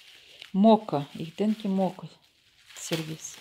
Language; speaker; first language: Russian; native; Russian